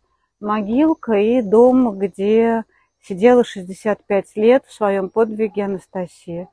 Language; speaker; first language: Russian; native; Russian